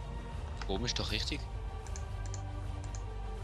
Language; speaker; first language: German; native; German